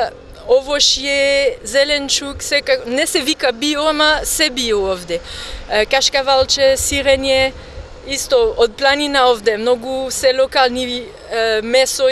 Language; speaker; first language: Macedonian; non-native, learner; French